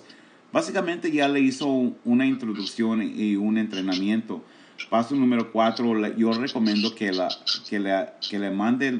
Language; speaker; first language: Spanish; early bilingual, heritage; Spanish